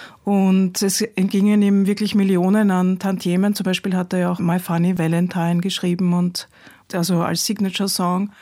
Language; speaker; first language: German; native; German